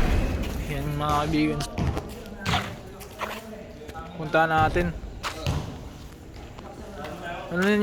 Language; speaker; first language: Filipino; non-native, local second language; Bikol